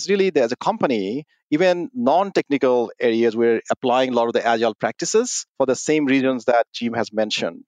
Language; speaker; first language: English; non-native, local second language; Bangla